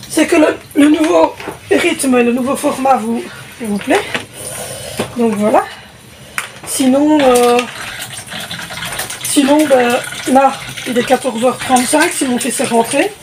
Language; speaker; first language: French; native; French